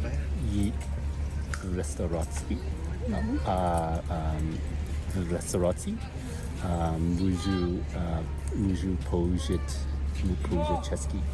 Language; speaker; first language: Czech; non-native, learner; English